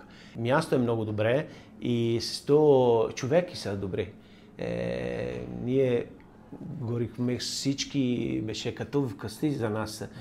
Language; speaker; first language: Bulgarian; non-native, learner; Italian